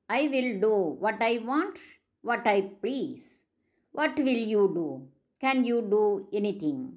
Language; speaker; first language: English; non-native, local second language; Malayalam